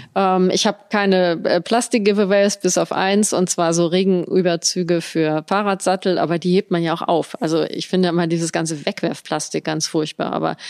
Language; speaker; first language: German; native; German